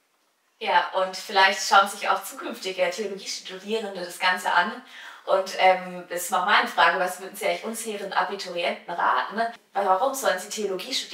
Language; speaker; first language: German; native; German